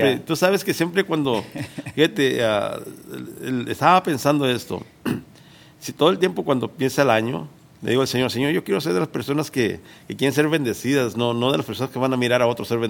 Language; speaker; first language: Spanish; native; Spanish